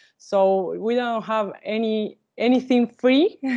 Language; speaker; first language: English; non-native, learner; Spanish